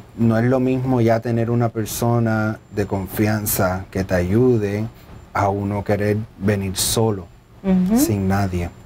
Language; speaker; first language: Spanish; early bilingual, heritage; Spanish